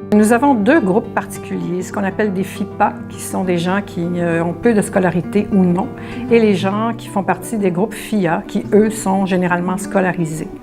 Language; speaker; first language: French; native; French